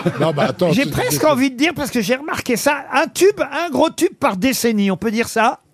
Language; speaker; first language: French; native; French